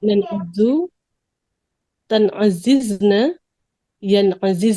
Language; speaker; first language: Arabic; non-native, learner; Indonesian